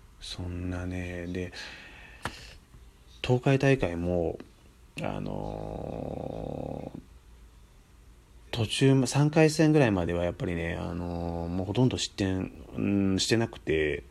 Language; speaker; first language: Japanese; native; Japanese